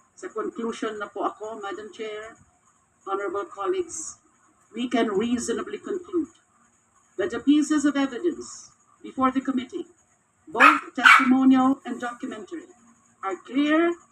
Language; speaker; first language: English; non-native, local second language; Filipino